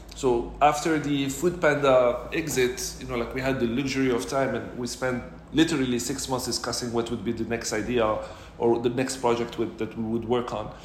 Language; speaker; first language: English; non-native, fluent; Arabic